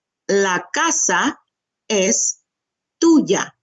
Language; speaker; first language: Spanish; non-native, fluent; English